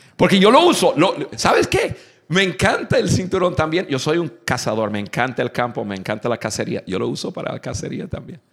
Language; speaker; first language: Spanish; non-native, fluent; English